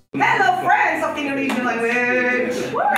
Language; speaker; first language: English; non-native, fluent; German